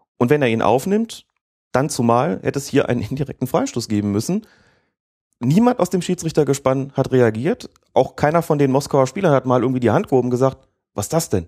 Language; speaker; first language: German; native; German